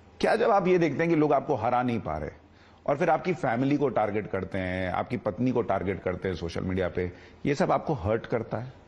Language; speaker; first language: Hindi; native; Hindi